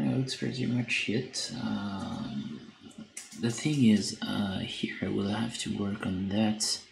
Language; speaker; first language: English; non-native, fluent; French